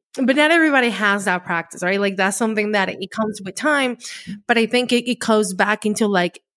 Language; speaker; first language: English; non-native, fluent; Spanish